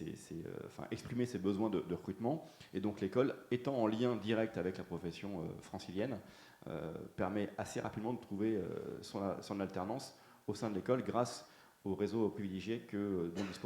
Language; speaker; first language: French; native; French